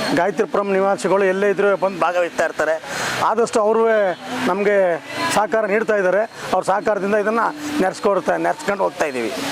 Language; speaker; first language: Kannada; native; Kannada